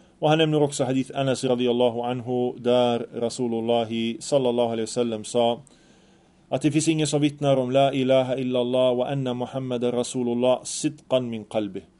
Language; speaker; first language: Swedish; early bilingual, other home language; Arabic